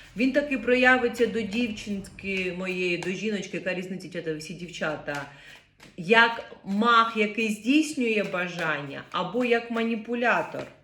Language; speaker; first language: Ukrainian; non-native, local second language; Russian